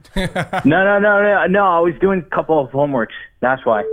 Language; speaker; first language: English; early bilingual, other home language; Arabic